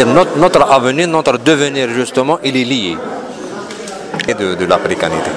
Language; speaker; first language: French; non-native, local second language; Arabic